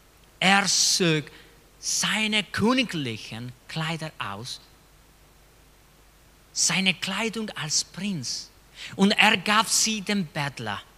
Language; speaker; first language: German; non-native, fluent; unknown